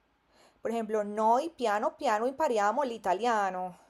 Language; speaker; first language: Italian; non-native, fluent; Spanish